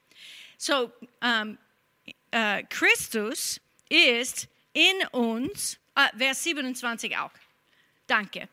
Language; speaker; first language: German; non-native, fluent; English